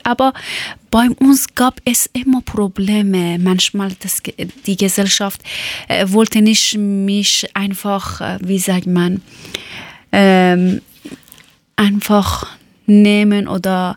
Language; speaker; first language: German; non-native, learner; Persian